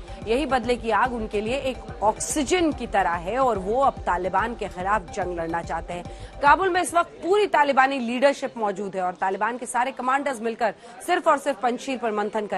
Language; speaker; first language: Hindi; native; Hindi